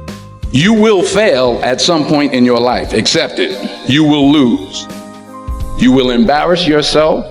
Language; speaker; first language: English; native; English